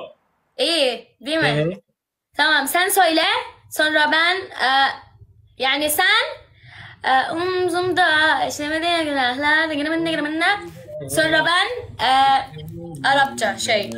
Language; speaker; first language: Turkish; non-native, learner; Arabic